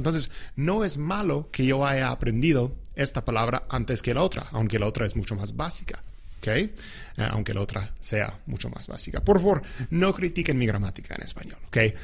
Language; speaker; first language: Spanish; non-native, fluent; English